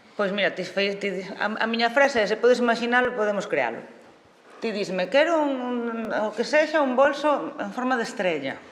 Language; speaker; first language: Galician; non-native, local second language; Spanish